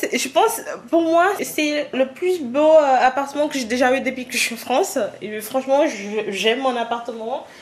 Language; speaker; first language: French; non-native, fluent; Portuguese